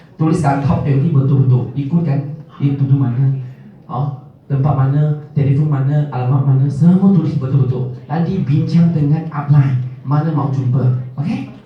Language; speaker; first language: Malay; non-native, local second language; Min Nan Chinese